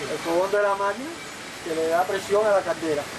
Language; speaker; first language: Spanish; native; Spanish